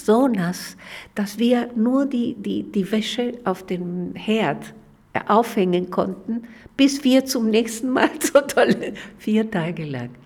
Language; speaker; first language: German; non-native, fluent; Spanish